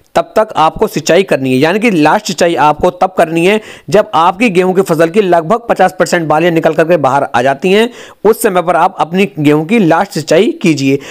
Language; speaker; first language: Hindi; native; Hindi